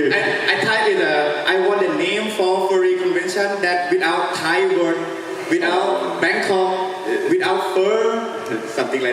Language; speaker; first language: English; non-native, fluent; Thai